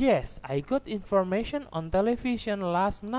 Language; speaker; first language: English; non-native, learner; Indonesian